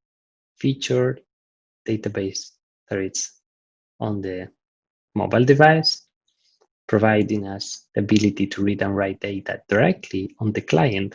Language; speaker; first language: English; non-native, fluent; Italian